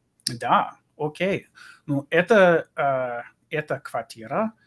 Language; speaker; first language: Russian; non-native, learner; English